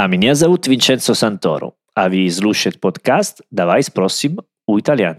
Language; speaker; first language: Russian; non-native, learner; Italian